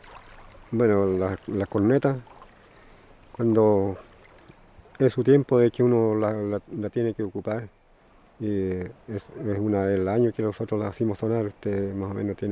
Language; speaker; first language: Spanish; non-native, local second language; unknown